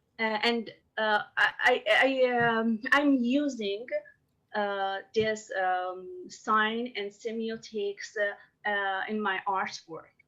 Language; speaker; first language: English; non-native, learner; Persian